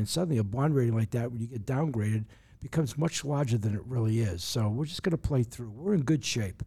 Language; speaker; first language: English; native; English